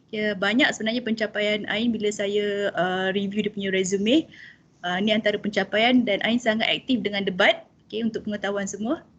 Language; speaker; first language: Malay; native; Malay